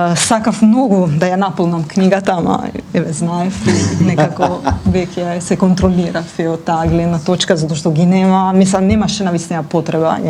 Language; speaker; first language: Macedonian; non-native, fluent; Italian